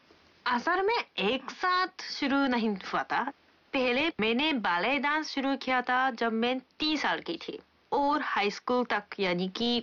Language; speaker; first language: Hindi; non-native, fluent; Japanese